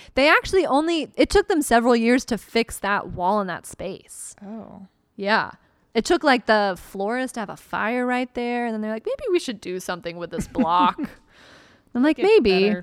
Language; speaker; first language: English; native; English